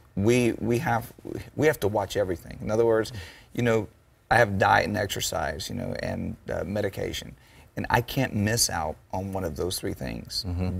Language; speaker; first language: English; native; English